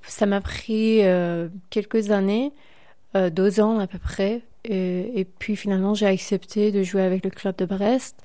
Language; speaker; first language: French; non-native, fluent; Persian